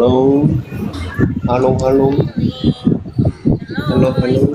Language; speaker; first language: English; non-native, learner; Korean